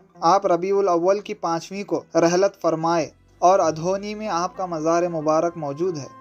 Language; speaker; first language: Urdu; native; Urdu